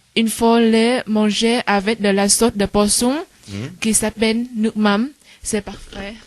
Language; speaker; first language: French; non-native, learner; Vietnamese